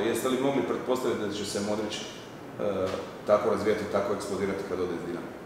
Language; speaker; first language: Serbian; native; Serbian